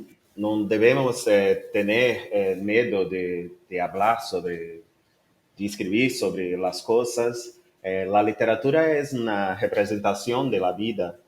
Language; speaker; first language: Spanish; non-native, learner; Portuguese